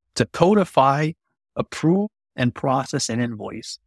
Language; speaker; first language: English; non-native, fluent; French